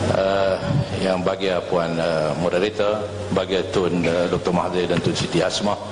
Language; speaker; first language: Malay; native; Malay